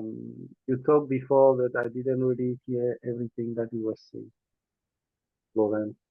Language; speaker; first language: English; non-native, learner; French